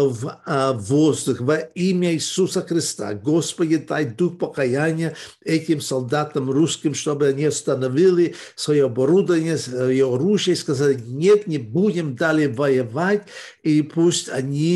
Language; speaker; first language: Russian; early bilingual, heritage; Russian